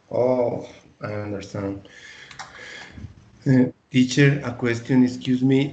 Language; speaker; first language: English; non-native, learner; Spanish